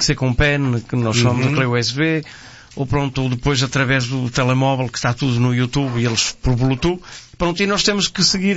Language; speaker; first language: Portuguese; native; Portuguese